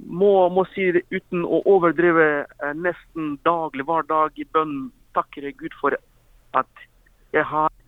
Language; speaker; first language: Norwegian; non-native, fluent; Ukrainian